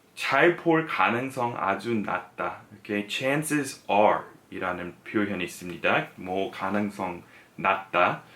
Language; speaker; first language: Korean; non-native, fluent; English